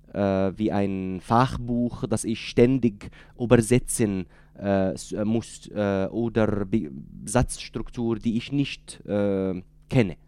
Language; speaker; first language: German; non-native, fluent; Arabic